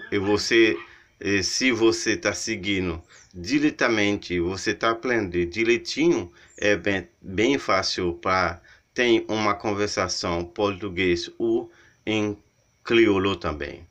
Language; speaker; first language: Portuguese; non-native, learner; Haitian Creole